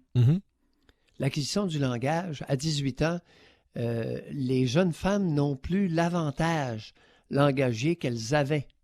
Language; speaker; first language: French; native; French